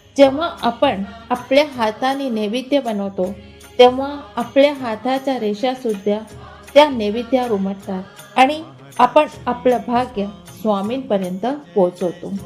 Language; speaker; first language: Marathi; non-native, local second language; Hindi